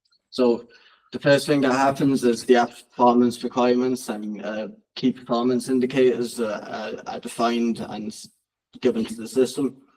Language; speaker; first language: English; native; English